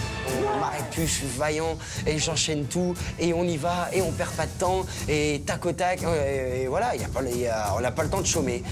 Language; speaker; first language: French; native; French